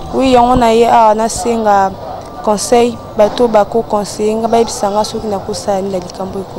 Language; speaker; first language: Lingala; non-native, local second language; Luba-Lulua